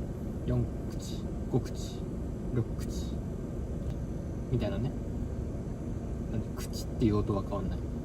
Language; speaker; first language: Japanese; native; Japanese